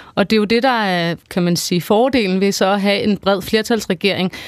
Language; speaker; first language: Danish; early bilingual, other home language; Persian